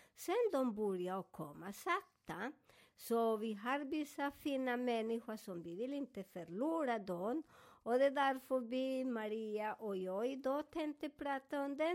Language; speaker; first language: Swedish; non-native, fluent; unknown